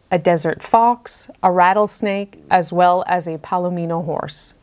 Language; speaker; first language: English; native; English